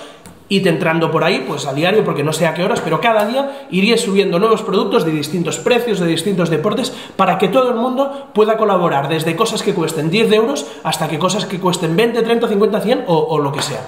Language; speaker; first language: Spanish; native; Spanish